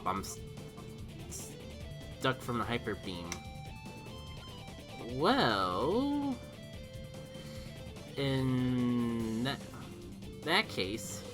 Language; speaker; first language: English; native; English